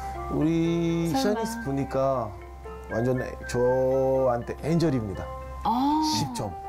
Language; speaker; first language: Korean; non-native, fluent; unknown